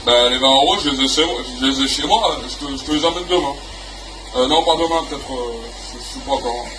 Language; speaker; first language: French; native; French